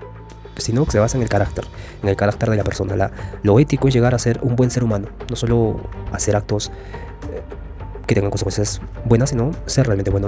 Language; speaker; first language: Spanish; native; Spanish